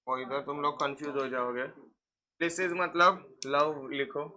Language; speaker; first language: Hindi; non-native, local second language; Marathi